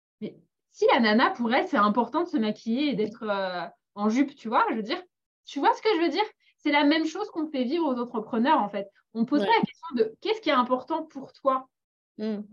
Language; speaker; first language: French; native; French